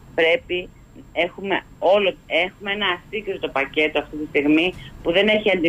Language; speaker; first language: Greek; native; Greek